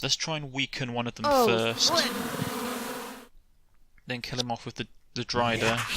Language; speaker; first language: English; native; English